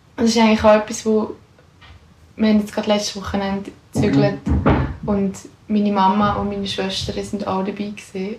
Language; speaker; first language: German; native; German